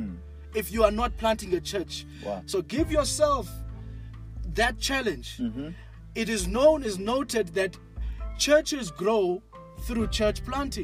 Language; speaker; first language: English; non-native, local second language; Xhosa